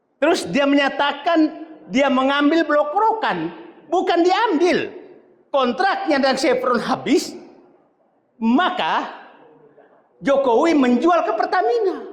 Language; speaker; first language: Indonesian; non-native, local second language; Buginese